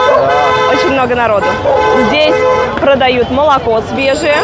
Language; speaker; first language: Russian; native; Russian